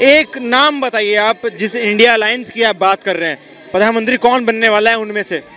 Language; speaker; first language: Hindi; native; Hindi